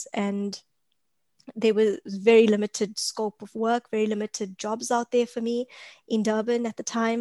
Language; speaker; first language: English; native; English